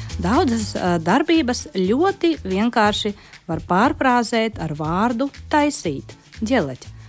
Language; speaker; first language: Latvian; native; Latvian